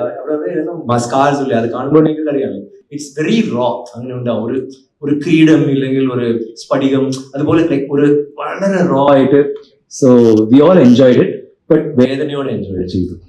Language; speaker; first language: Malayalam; non-native, learner; Tamil